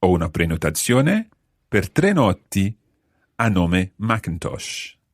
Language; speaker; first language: Italian; non-native, fluent; English